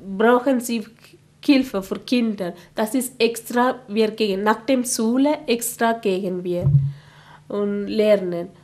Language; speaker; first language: German; non-native, learner; Tamil